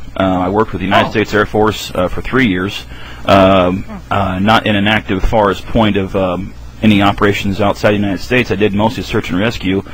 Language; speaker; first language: English; native; English